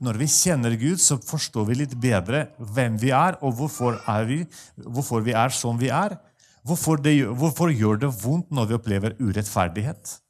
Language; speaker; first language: Norwegian; non-native, fluent; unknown